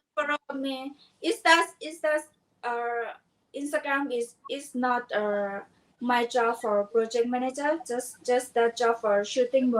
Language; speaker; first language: English; non-native, learner; Thai